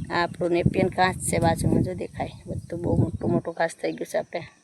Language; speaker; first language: Gujarati; native; Gujarati